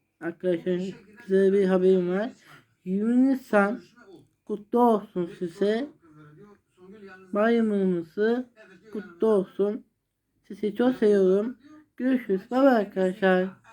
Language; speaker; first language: Turkish; non-native, learner; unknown